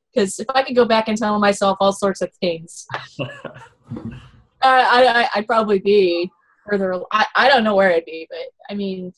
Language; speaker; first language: English; native; English